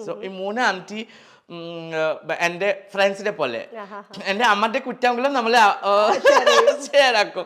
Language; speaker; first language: Malayalam; non-native, local second language; Assamese